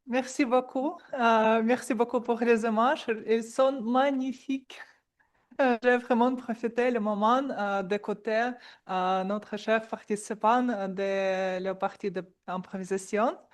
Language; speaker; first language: French; non-native, learner; Russian